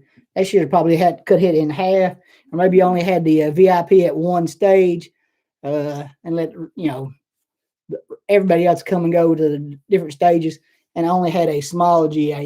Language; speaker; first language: English; native; English